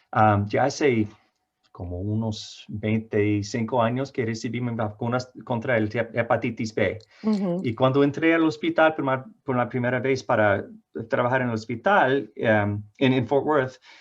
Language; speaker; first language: Spanish; non-native, fluent; English